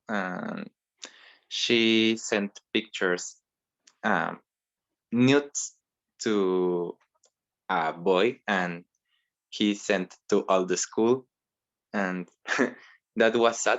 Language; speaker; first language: English; non-native, learner; Spanish